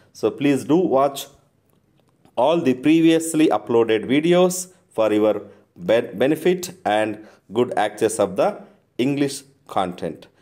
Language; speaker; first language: English; non-native, local second language; Telugu